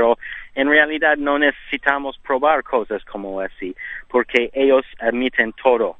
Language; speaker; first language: Spanish; non-native, learner; English